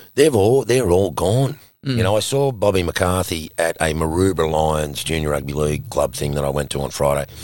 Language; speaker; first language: English; native; English